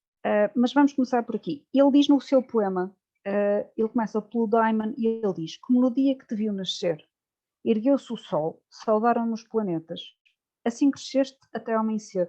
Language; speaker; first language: Portuguese; native; Portuguese